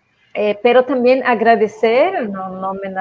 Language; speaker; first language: Portuguese; non-native, fluent; Spanish